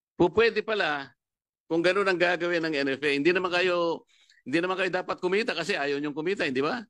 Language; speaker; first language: Filipino; non-native, local second language; Pampanga